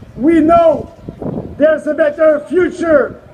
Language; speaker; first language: English; non-native, fluent; French